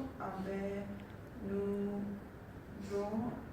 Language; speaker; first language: French; non-native, learner; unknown